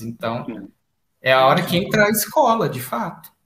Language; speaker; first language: Portuguese; native; Portuguese